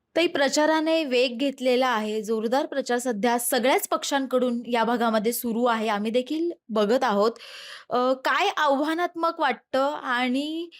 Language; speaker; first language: Marathi; native; Marathi